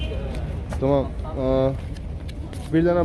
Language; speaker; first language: Turkish; non-native, learner; Urdu